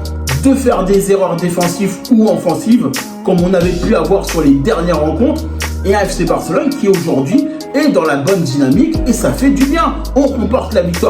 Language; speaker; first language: French; native; French